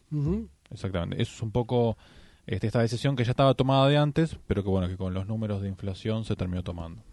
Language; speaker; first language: Spanish; native; Spanish